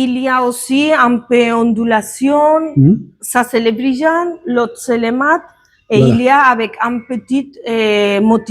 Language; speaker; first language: French; non-native, fluent; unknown